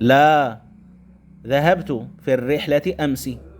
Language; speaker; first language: Arabic; non-native, fluent; Indonesian